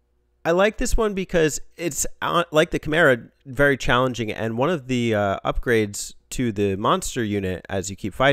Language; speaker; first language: English; native; English